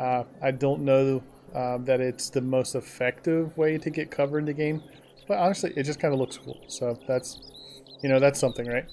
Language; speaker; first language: English; native; English